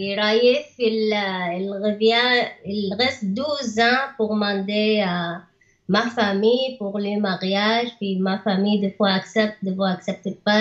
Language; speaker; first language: French; non-native, learner; Arabic